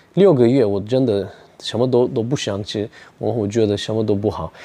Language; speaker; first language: Chinese; non-native, fluent; Turkish